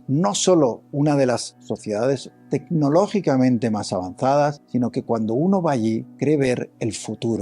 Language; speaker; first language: Spanish; native; Spanish